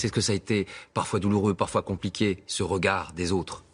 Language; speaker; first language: French; native; French